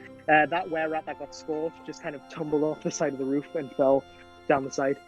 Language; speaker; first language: English; native; English